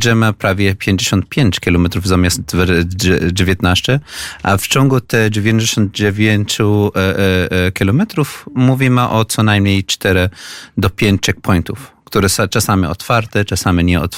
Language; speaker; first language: Polish; non-native, fluent; Arabic